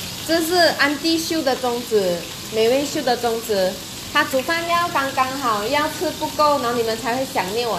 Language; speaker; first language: Chinese; native; Chinese